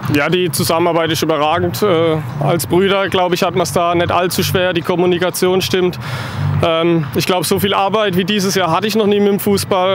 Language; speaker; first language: German; native; German